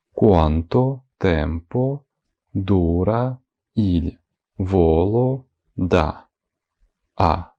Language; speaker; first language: Italian; non-native, fluent; Ukrainian